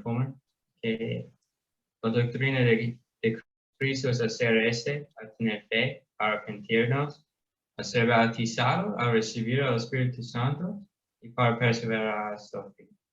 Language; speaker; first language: Spanish; non-native, learner; English